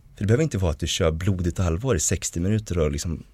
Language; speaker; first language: Swedish; native; Swedish